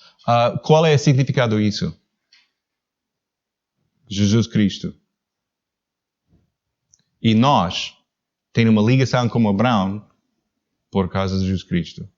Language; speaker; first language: Portuguese; non-native, learner; English